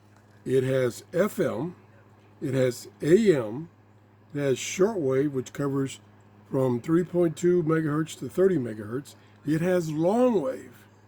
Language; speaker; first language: English; native; English